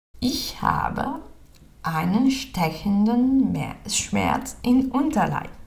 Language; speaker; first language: German; non-native, fluent; Spanish